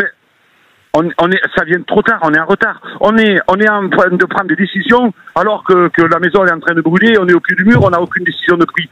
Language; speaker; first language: French; native; French